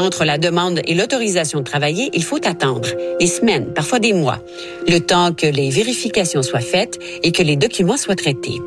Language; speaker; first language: French; native; French